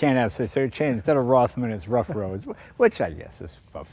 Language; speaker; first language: English; native; English